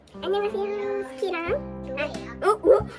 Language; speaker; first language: Korean; native; Korean